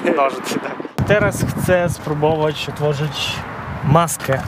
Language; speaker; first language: Polish; non-native, fluent; Ukrainian